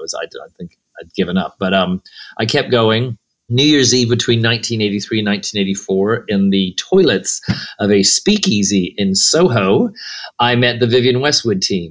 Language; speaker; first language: English; native; English